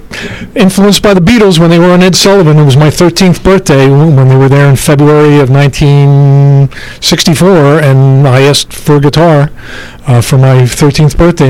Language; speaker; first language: English; native; English